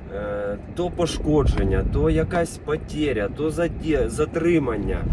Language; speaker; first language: Ukrainian; non-native, local second language; Russian